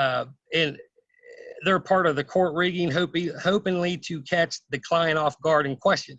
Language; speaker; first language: English; native; English